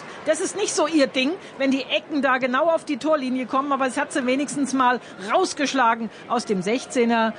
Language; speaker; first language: German; native; German